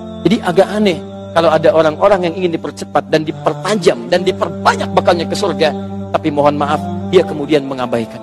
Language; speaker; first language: Indonesian; native; Indonesian